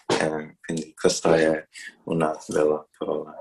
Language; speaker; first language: Italian; non-native, learner; English